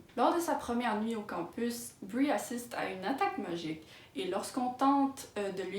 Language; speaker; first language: French; native; French